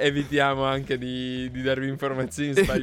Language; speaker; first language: Italian; native; Italian